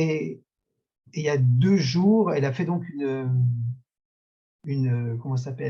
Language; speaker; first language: French; native; French